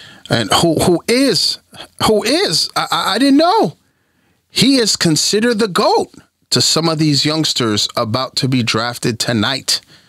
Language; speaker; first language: English; native; English